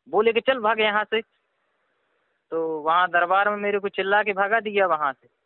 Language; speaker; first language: Hindi; native; Hindi